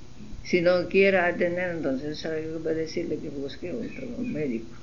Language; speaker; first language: Portuguese; non-native, learner; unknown